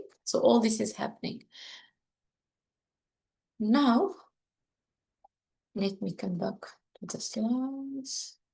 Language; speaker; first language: English; non-native, fluent; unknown